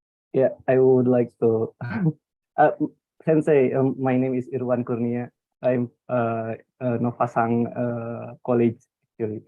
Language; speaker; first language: English; non-native, learner; Indonesian